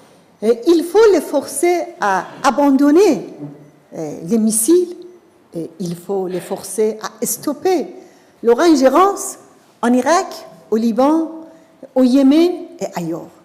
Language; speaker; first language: French; non-native, fluent; Persian